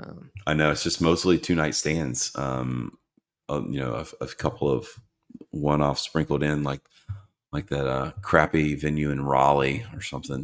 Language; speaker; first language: English; native; English